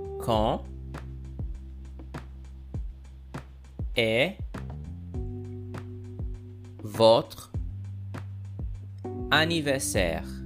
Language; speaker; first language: French; non-native, fluent; Portuguese